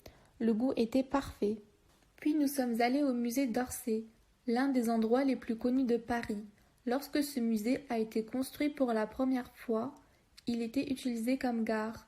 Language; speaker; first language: French; non-native, learner; Turkish